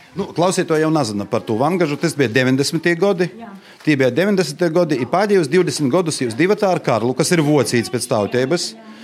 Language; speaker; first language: Latvian; native; Latvian